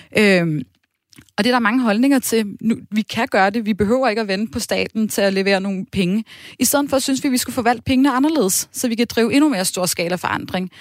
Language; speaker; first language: Danish; native; Danish